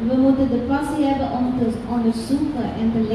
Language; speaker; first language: Dutch; non-native, fluent; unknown